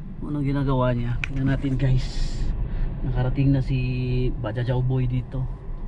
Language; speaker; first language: Filipino; non-native, local second language; Cebuano